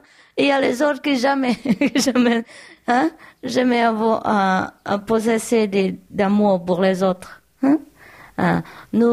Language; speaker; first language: French; non-native, learner; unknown